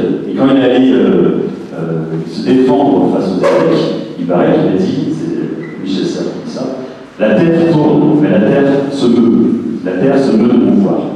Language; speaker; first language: French; native; French